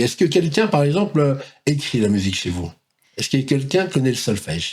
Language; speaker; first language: French; native; French